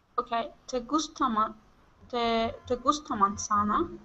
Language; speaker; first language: Spanish; non-native, learner; Russian